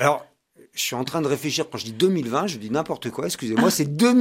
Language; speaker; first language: French; native; French